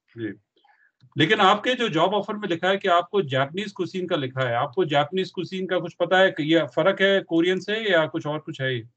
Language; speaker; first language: Hindi; non-native, local second language; Punjabi